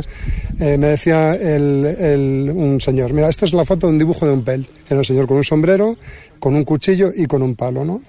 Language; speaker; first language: Spanish; native; Spanish